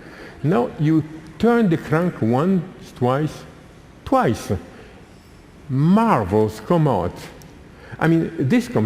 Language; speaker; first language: English; non-native, fluent; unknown